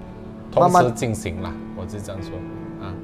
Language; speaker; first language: Chinese; native; Chinese